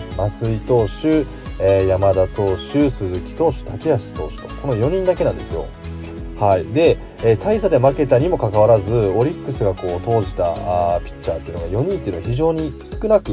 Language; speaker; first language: Japanese; native; Japanese